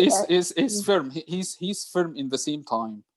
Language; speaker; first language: English; non-native, learner; Arabic